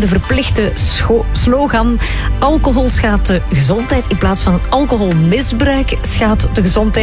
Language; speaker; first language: Dutch; native; Dutch